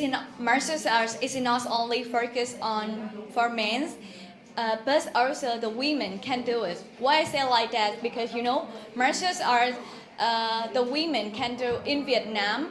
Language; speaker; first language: English; non-native, learner; Vietnamese